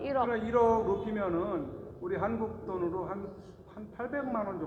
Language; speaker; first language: Korean; native; Korean